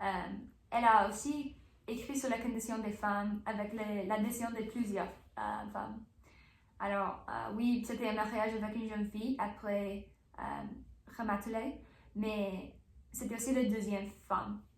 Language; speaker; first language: French; non-native, learner; English